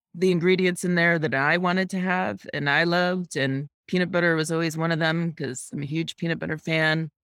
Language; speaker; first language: English; native; English